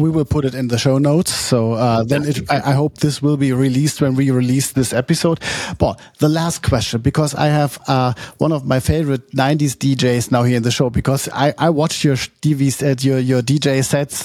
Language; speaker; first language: English; non-native, fluent; German